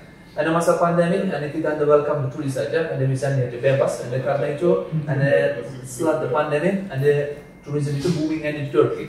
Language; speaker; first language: Indonesian; non-native, learner; Turkish